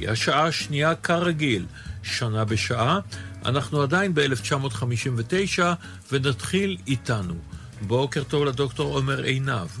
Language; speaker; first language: Hebrew; native; Hebrew